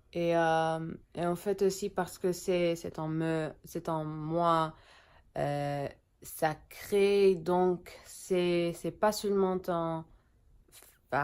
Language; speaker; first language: French; non-native, learner; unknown